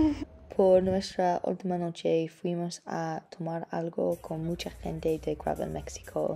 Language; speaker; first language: Spanish; non-native, fluent; English